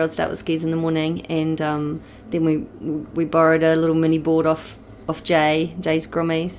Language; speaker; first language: English; native; English